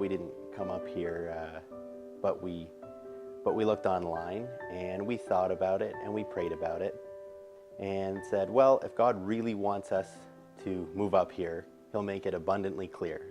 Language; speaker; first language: English; native; English